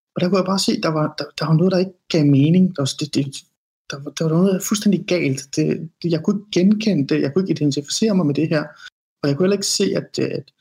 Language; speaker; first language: Danish; early bilingual, other home language; Persian